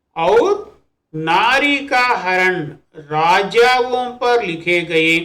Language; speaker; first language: Hindi; non-native, local second language; Telugu